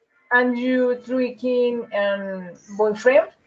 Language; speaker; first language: English; non-native, learner; Spanish